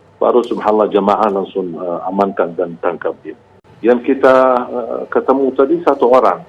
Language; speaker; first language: Malay; non-native, fluent; Arabic